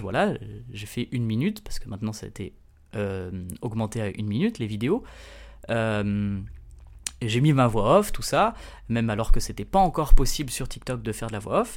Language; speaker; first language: French; native; French